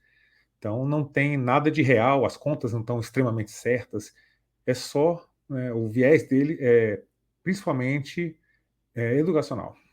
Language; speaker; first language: Portuguese; native; Portuguese